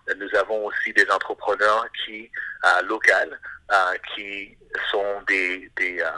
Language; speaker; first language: French; native; French